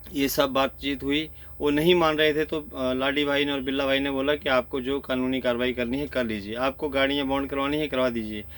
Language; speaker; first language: Hindi; native; Hindi